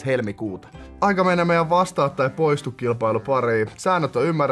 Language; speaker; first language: Finnish; native; Finnish